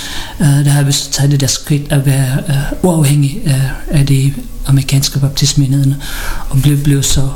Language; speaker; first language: Danish; non-native, learner; Filipino